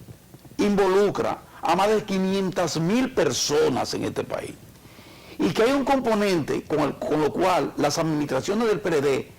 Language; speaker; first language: Spanish; native; Spanish